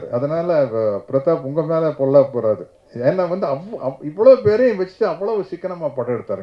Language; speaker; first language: Tamil; native; Tamil